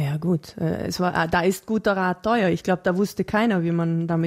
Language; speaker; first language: German; native; German